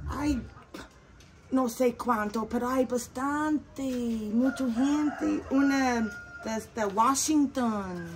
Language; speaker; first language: Spanish; non-native, learner; English